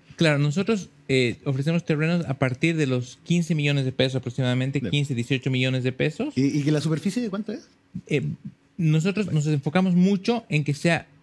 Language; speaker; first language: Spanish; native; Spanish